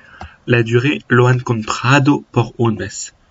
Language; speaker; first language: Spanish; non-native, learner; French